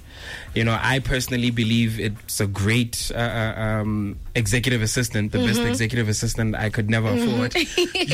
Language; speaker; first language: English; non-native, local second language; Tswana